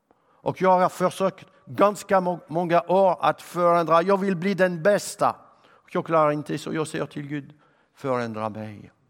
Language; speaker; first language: Swedish; non-native, fluent; French